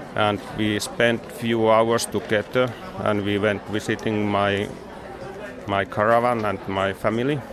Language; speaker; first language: English; non-native, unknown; Finnish